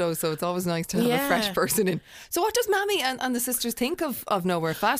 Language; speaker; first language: English; native; English